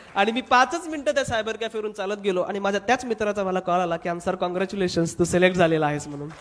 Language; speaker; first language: Marathi; non-native, local second language; Hindi